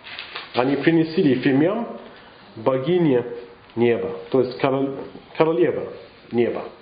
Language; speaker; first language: Russian; non-native, learner; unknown